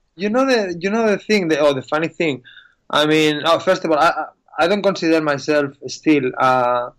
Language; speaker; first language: English; non-native, fluent; Spanish